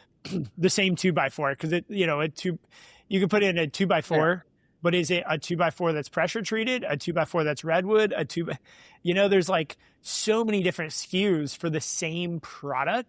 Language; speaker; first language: English; native; English